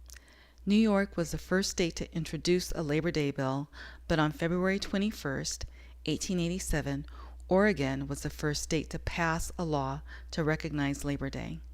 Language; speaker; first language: English; native; English